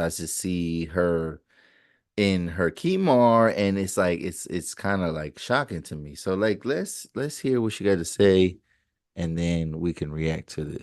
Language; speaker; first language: English; native; English